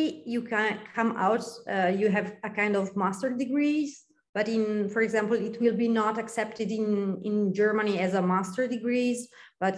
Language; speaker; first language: English; non-native, fluent; Italian